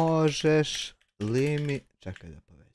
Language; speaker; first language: Bosnian; native; Bosnian